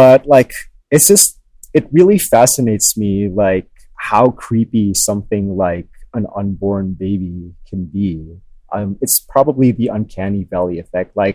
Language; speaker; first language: English; non-native, local second language; Filipino